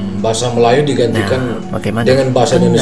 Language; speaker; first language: Indonesian; native; Indonesian